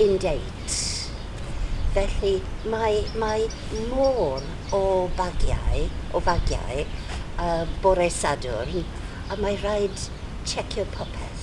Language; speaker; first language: Welsh; non-native, learner; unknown